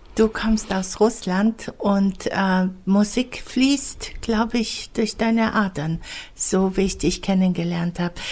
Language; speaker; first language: German; native; German